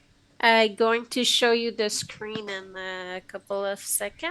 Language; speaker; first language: English; non-native, learner; French